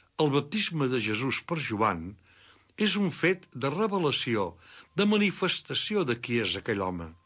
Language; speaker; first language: Catalan; native; Catalan